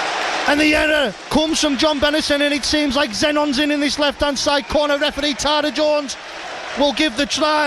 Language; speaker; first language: English; native; English